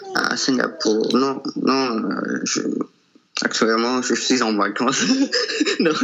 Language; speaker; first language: French; non-native, local second language; Malagasy